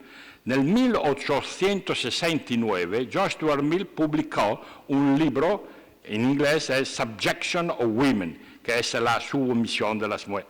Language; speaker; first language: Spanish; non-native, learner; Italian